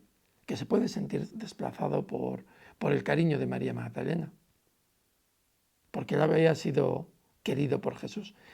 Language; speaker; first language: Spanish; native; Spanish